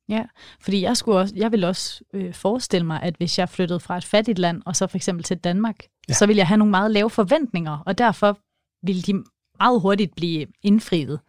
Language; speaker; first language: Danish; native; Danish